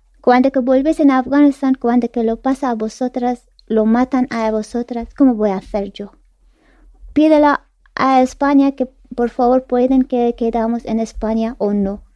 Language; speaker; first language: Spanish; non-native, learner; Persian